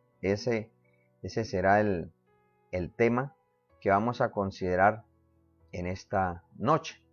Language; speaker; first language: Spanish; native; Spanish